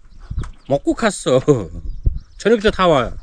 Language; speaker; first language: Korean; non-native, learner; Mongolian